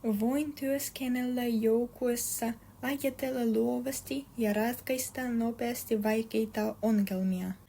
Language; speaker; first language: Finnish; non-native, learner; Russian